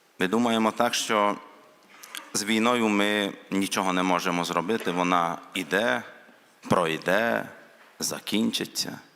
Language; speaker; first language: Ukrainian; non-native, local second language; Hungarian